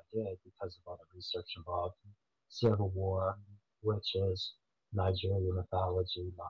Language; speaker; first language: English; native; English